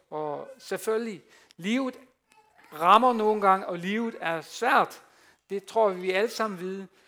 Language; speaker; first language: Danish; non-native, fluent; Dutch